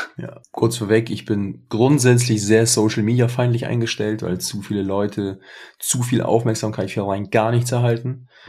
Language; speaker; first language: German; early bilingual, other home language; Russian